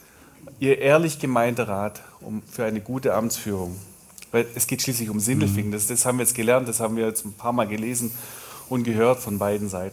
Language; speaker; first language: German; native; German